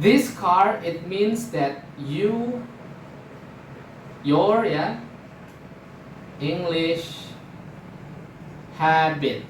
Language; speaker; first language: English; non-native, fluent; Indonesian